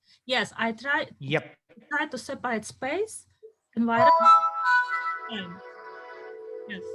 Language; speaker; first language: English; non-native, fluent; Russian